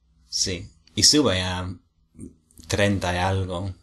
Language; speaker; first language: Spanish; non-native, fluent; English